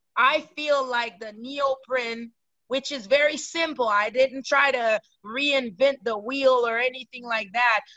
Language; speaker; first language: English; non-native, fluent; Haitian Creole